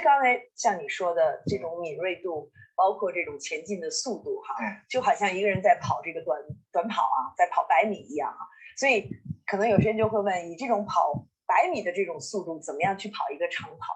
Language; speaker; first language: Chinese; native; Chinese